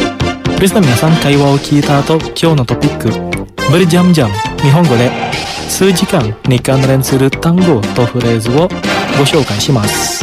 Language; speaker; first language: Japanese; non-native, fluent; Indonesian